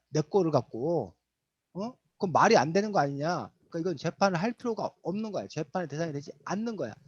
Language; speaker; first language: Korean; native; Korean